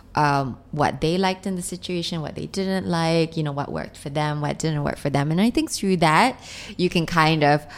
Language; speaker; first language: English; non-native, local second language; Cantonese